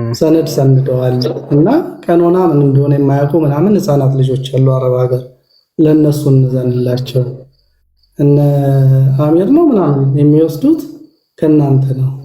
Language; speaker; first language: Amharic; native; Amharic